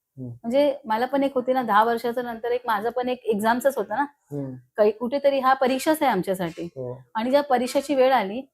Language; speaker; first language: Marathi; non-native, local second language; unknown